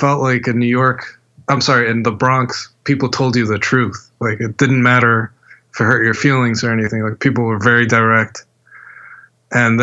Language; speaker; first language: English; native; English